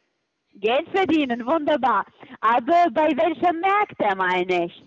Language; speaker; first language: German; non-native, fluent; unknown